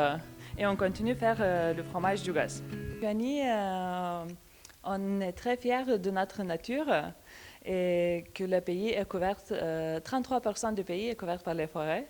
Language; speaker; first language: French; non-native, fluent; Lithuanian